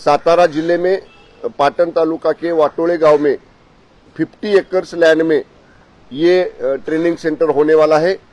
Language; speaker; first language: Hindi; non-native, local second language; Marathi